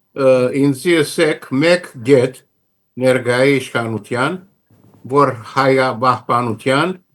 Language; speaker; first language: Armenian; early bilingual, heritage; Armenian